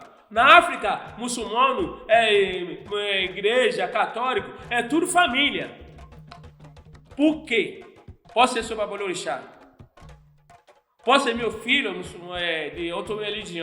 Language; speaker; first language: Portuguese; non-native, fluent; Yoruba